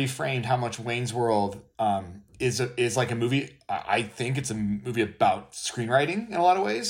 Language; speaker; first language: English; native; English